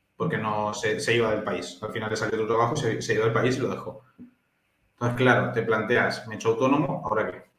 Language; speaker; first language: Spanish; native; Spanish